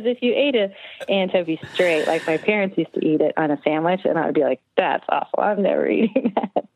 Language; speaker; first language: English; native; English